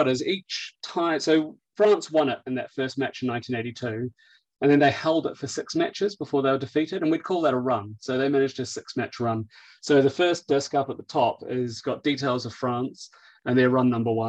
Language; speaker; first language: English; native; English